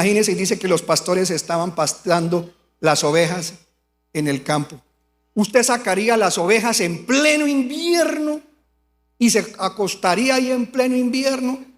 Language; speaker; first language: Spanish; native; Spanish